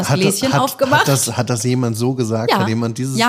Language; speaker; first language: German; native; German